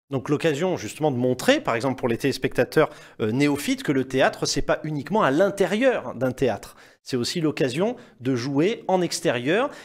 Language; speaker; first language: French; native; French